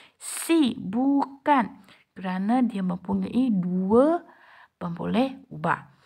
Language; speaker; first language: Malay; non-native, local second language; Chinese